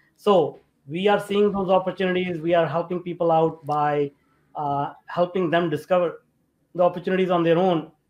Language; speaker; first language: English; non-native, local second language; Hindi